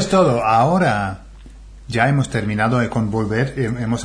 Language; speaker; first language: Spanish; non-native, fluent; English